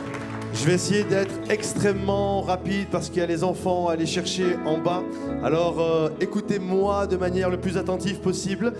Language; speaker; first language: French; native; French